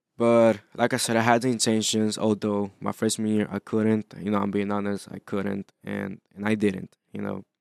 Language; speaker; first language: English; early bilingual, other home language; Spanish